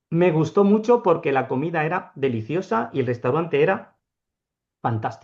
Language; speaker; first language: Spanish; non-native, fluent; Urdu